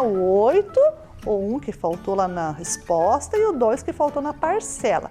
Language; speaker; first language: Portuguese; native; Portuguese